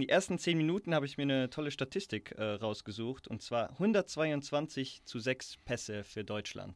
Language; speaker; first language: German; native; German